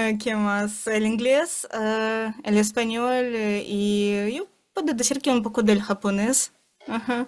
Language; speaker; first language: Spanish; non-native, fluent; Ukrainian